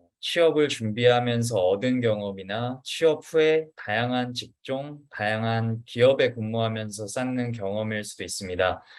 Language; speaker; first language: Korean; native; Korean